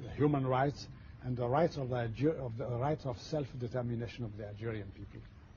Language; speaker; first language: English; non-native, fluent; Kabyle